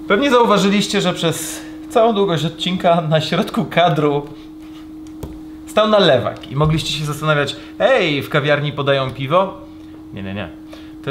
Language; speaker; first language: Polish; native; Polish